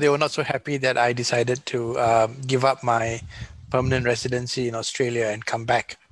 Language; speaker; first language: English; non-native, local second language; Tamil